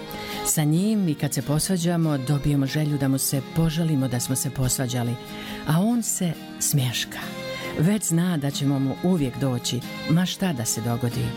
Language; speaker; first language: Serbian; native; Serbian